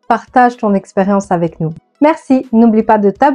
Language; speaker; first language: French; non-native, fluent; Italian